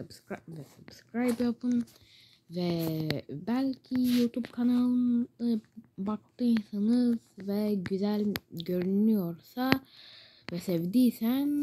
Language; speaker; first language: Turkish; early bilingual, heritage; Turkish